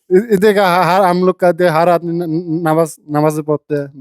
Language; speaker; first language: Hindi; non-native, learner; Bangla